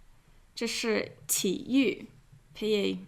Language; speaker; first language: Chinese; non-native, fluent; English